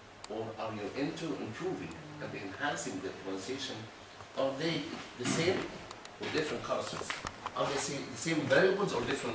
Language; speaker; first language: English; non-native, fluent; Arabic